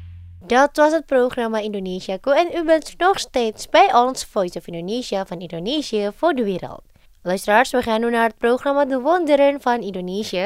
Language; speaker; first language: Dutch; non-native, fluent; Indonesian